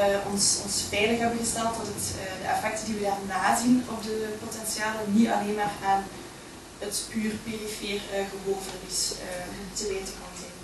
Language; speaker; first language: Dutch; native; Dutch